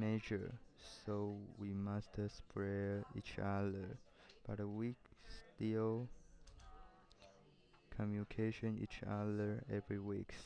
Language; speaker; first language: English; non-native, learner; Chinese